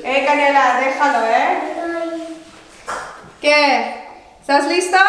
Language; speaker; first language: Spanish; non-native, fluent; Filipino